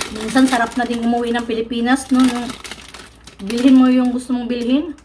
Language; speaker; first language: Filipino; non-native, local second language; Cebuano